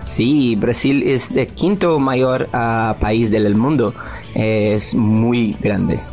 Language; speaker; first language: Spanish; non-native, learner; Portuguese